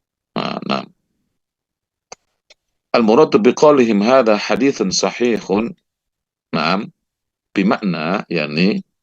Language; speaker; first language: Arabic; non-native, fluent; Indonesian